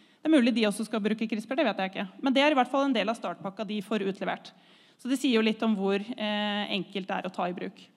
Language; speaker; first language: Norwegian; native; Norwegian